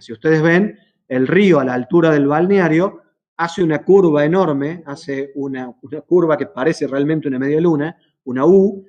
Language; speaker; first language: Spanish; native; Spanish